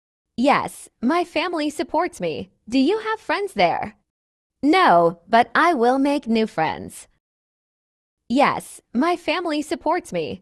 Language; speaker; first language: English; non-native, fluent; Burmese